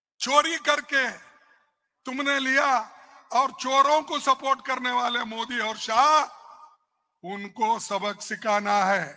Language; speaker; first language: Hindi; non-native, local second language; Kannada